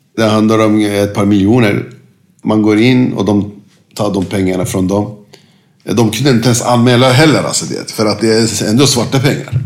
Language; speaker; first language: Swedish; non-native, fluent; Turkish